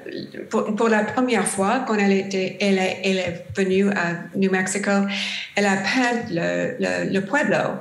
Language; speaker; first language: French; non-native, learner; English